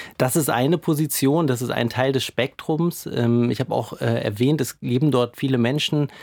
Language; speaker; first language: German; native; German